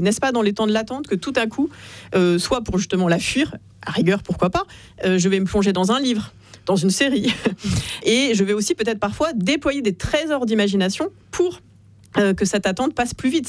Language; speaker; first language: French; native; French